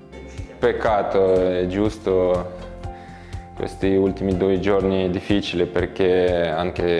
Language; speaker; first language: Italian; non-native, learner; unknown